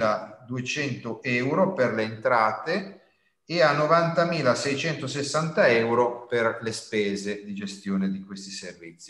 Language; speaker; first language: Italian; native; Italian